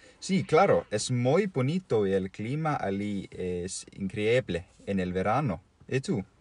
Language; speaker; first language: Spanish; non-native, learner; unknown